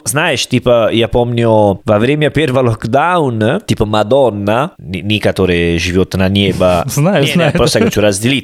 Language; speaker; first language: Russian; non-native, learner; Italian